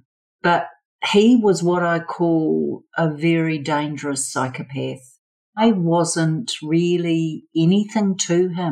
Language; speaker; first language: English; native; English